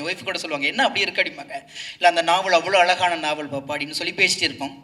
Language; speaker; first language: Tamil; native; Tamil